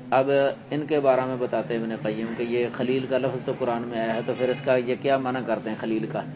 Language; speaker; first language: Urdu; non-native, local second language; Punjabi